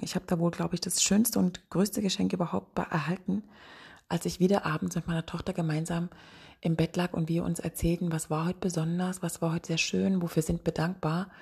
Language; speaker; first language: German; native; German